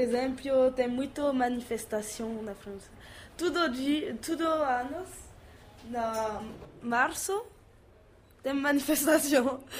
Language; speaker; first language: Portuguese; non-native, learner; French